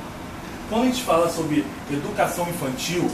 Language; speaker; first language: Portuguese; native; Portuguese